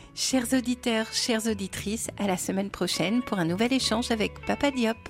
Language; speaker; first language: French; native; French